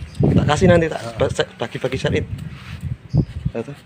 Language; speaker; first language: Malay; non-native, local second language; Javanese